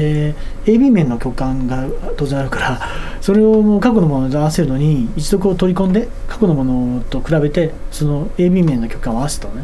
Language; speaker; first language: Japanese; native; Japanese